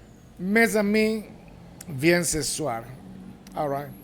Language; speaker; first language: French; non-native, fluent; Spanish